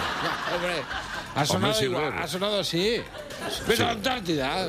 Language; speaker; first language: Spanish; native; Spanish